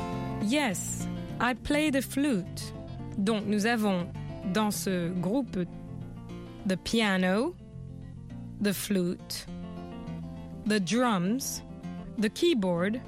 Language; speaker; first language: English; non-native, fluent; French